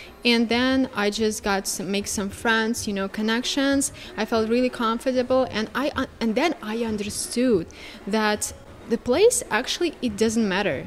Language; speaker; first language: English; non-native, fluent; Ukrainian